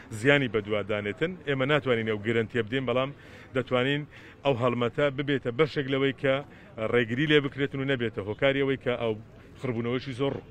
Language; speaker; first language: Central Kurdish; native; Central Kurdish